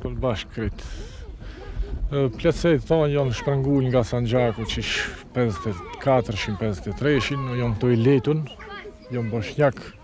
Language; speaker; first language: Albanian; non-native, local second language; Bosnian